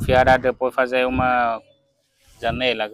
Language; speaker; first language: Portuguese; non-native, learner; Vietnamese